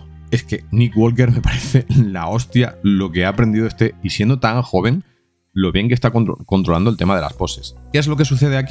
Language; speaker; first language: Spanish; native; Spanish